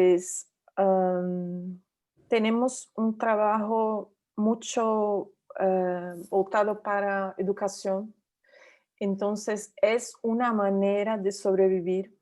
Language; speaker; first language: Spanish; non-native, learner; Portuguese